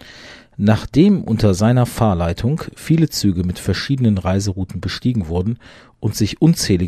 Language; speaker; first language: German; native; German